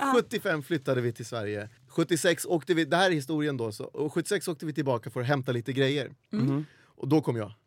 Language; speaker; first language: Swedish; early bilingual, other home language; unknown